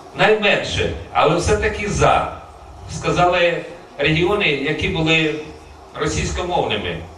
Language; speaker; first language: Ukrainian; native; Ukrainian